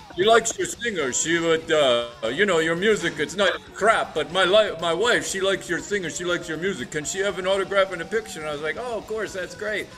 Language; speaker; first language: English; native; English